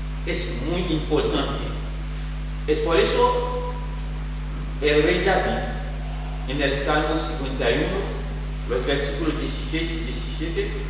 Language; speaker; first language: Spanish; non-native, fluent; French